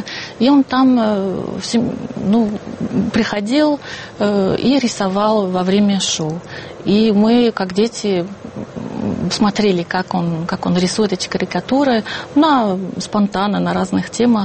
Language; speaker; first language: Russian; non-native, fluent; French